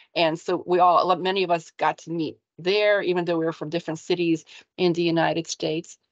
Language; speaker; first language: English; early bilingual, other home language; Ukrainian